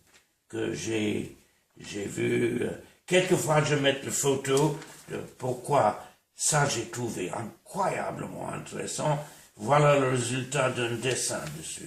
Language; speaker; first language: French; non-native, fluent; English